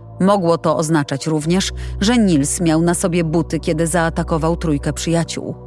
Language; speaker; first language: Polish; native; Polish